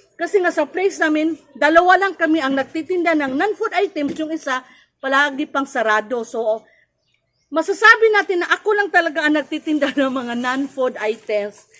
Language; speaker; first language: Filipino; non-native, local second language; Cebuano